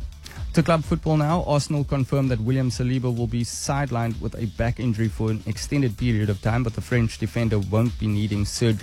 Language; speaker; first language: English; native; English